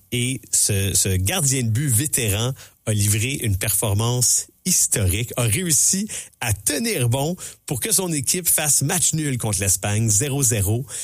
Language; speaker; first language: French; native; French